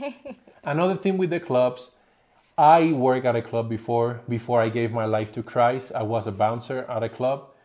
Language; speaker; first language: English; non-native, fluent; Spanish